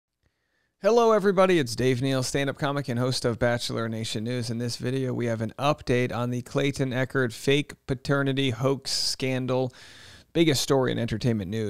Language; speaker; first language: English; native; English